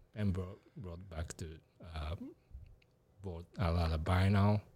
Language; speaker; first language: English; non-native, learner; Japanese